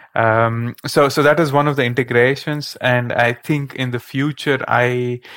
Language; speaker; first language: English; non-native, local second language; Kannada